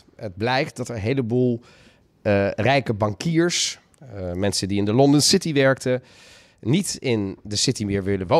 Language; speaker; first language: Dutch; native; Dutch